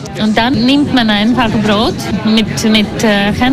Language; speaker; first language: German; non-native, learner; Latvian